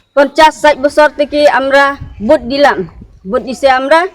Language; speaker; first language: Bangla; non-native, local second language; Khasi